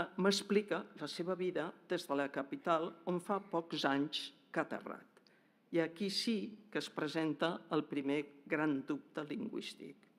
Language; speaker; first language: Catalan; native; Catalan